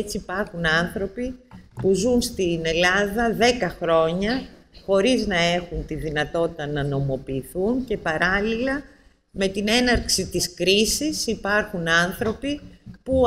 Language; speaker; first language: Greek; native; Greek